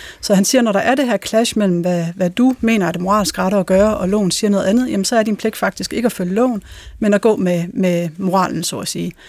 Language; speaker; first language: Danish; native; Danish